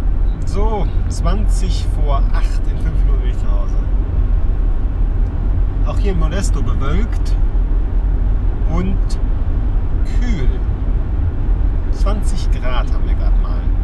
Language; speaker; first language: German; native; German